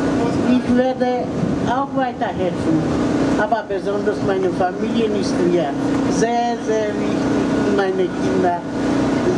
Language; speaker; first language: German; non-native, learner; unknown